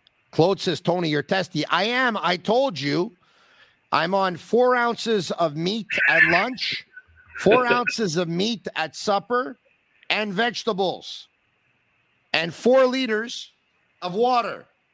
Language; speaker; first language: English; native; English